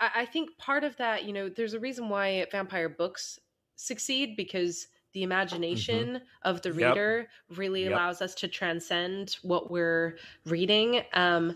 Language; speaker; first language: English; native; English